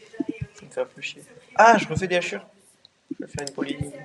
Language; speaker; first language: French; native; French